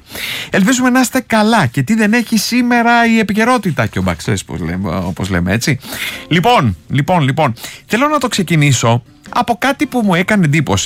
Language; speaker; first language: Greek; native; Greek